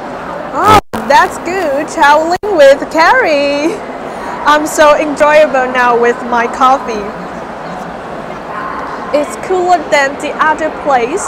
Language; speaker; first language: English; non-native, fluent; Chinese